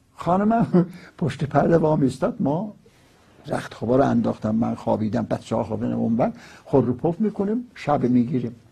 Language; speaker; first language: Persian; non-native, local second language; Azerbaijani